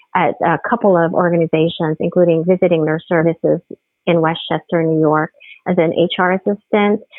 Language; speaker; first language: English; non-native, local second language; Filipino